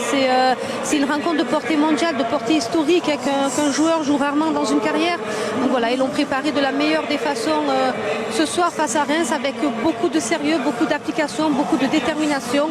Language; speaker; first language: French; native; French